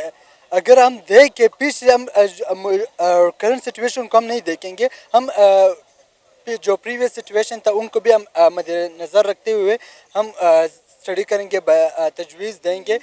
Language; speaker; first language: Hindi; non-native, local second language; Pashto